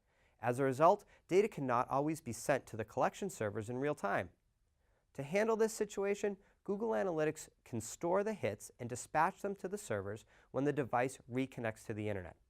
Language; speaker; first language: English; native; English